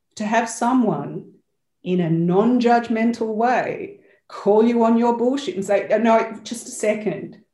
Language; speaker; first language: English; native; English